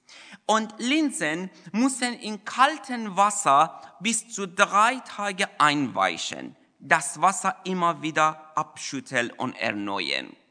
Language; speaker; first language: German; non-native, fluent; Persian